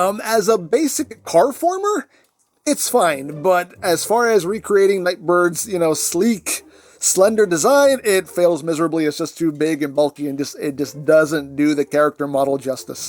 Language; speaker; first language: English; native; English